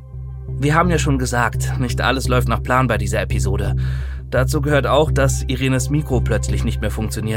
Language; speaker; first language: German; native; German